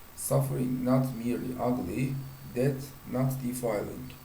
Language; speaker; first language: English; non-native, fluent; Turkish